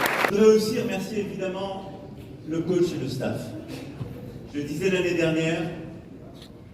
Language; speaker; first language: French; native; French